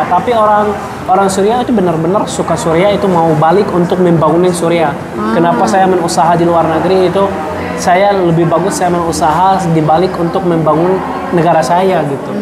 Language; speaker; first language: Indonesian; non-native, fluent; Arabic